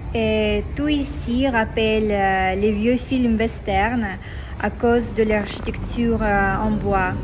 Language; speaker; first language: French; non-native, fluent; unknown